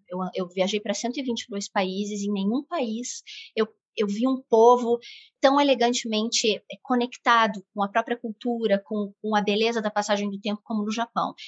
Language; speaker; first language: Portuguese; native; Portuguese